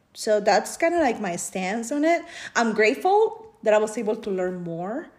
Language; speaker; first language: English; non-native, fluent; Spanish